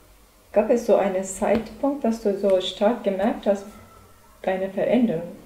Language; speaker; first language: German; non-native, learner; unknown